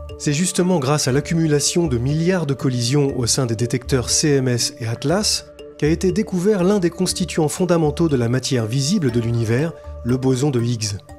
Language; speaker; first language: French; native; French